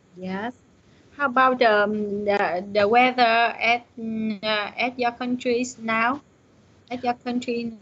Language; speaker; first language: English; non-native, learner; Vietnamese